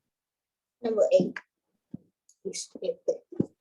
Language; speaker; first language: English; non-native, learner; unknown